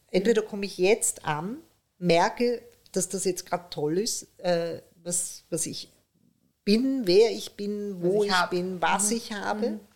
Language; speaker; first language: German; early bilingual, other home language; Persian